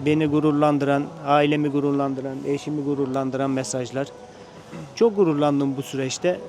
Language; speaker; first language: Turkish; native; Turkish